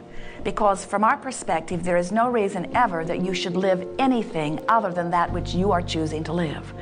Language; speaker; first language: English; native; English